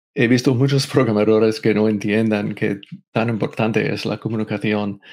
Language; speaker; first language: Spanish; non-native, fluent; English